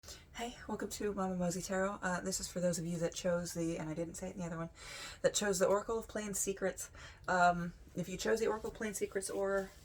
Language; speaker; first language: English; native; English